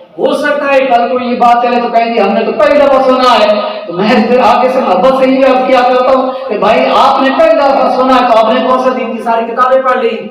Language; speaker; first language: Urdu; non-native, local second language; Punjabi